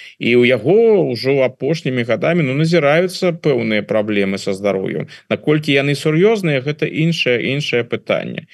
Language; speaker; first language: Belarusian; non-native, local second language; Russian